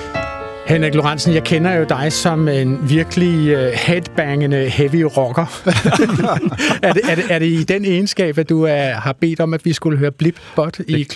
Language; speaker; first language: Danish; native; Danish